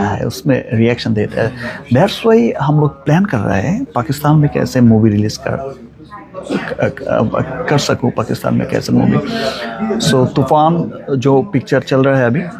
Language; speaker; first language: Hindi; non-native, learner; Bangla